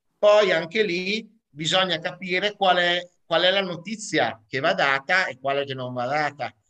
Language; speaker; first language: Italian; native; Italian